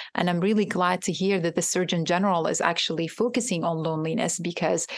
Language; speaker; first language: English; non-native, fluent; Arabic